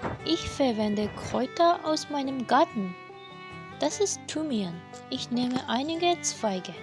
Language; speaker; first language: German; non-native, fluent; Japanese